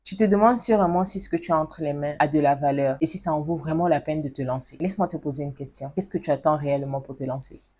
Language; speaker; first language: French; non-native, local second language; Lingala